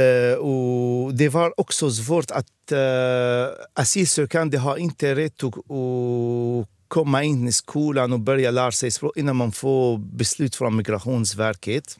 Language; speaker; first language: Swedish; non-native, fluent; Arabic